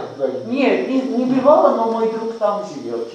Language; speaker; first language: Russian; non-native, learner; Armenian